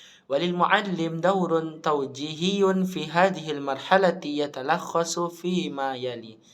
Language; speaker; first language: Arabic; non-native, learner; Indonesian